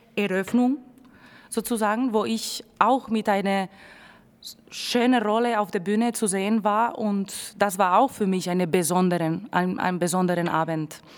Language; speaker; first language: German; non-native, fluent; Spanish